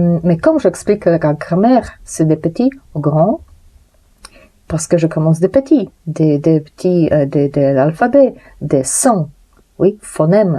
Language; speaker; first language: French; non-native, fluent; Polish